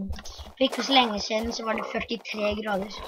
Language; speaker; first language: Swedish; non-native, learner; Norwegian